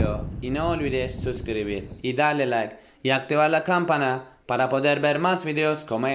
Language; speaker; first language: Spanish; non-native, learner; Turkish